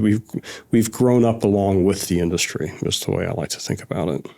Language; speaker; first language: English; native; English